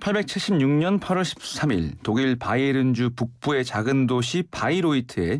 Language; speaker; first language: Korean; native; Korean